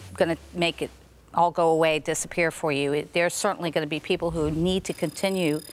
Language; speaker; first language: English; native; English